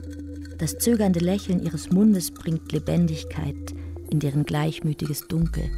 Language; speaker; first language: German; native; German